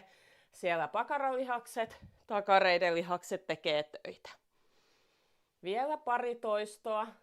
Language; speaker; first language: Finnish; native; Finnish